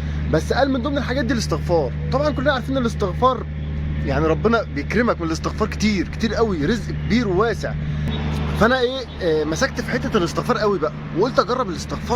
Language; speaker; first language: Arabic; native; Arabic